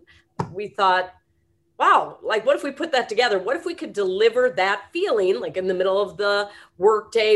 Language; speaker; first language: English; native; English